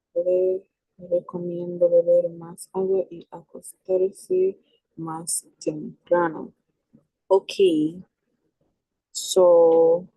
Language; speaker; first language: Spanish; non-native, learner; English